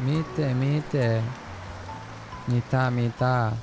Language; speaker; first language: Japanese; non-native, learner; English